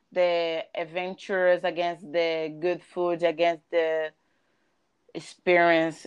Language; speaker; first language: English; non-native, learner; Portuguese